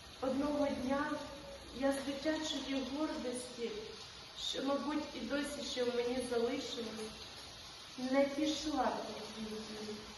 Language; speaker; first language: Ukrainian; native; Ukrainian